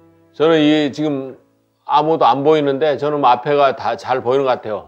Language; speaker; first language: Korean; native; Korean